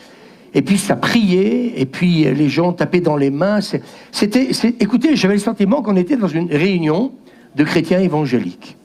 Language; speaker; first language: French; native; French